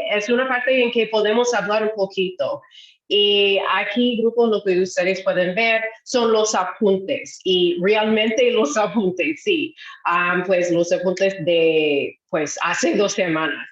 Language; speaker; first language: Spanish; non-native, fluent; English